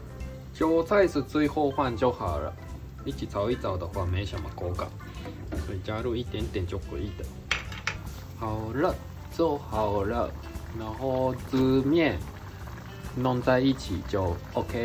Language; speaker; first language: Chinese; non-native, fluent; Japanese